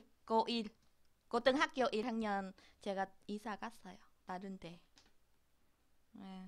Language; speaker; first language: Korean; non-native, learner; Vietnamese